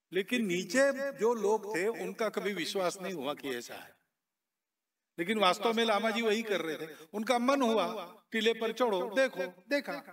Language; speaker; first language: Hindi; non-native, local second language; Marathi